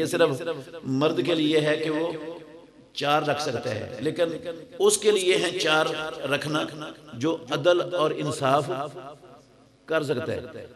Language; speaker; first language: Urdu; non-native, local second language; Punjabi